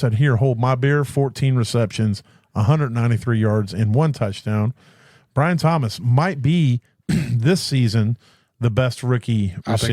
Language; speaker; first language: English; native; English